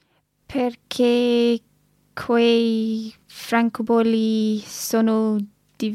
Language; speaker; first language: Italian; non-native, learner; English